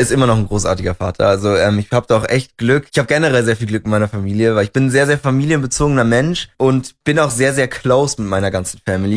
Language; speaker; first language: German; native; German